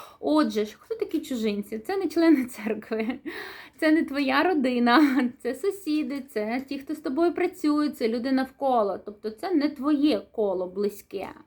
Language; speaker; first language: Ukrainian; non-native, local second language; Russian